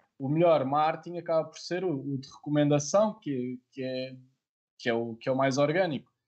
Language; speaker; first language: Portuguese; native; Portuguese